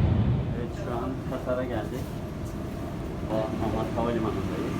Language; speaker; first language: Turkish; native; Turkish